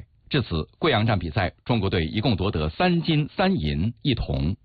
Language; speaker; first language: Chinese; native; Chinese